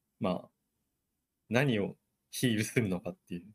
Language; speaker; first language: Japanese; native; Japanese